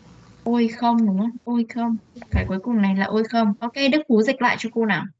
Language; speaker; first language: Vietnamese; native; Vietnamese